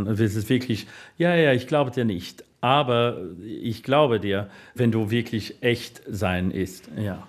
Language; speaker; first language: German; non-native, learner; English